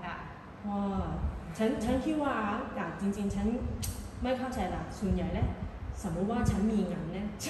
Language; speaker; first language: Thai; non-native, learner; Cantonese